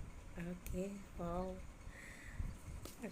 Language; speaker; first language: English; non-native, local second language; Hindi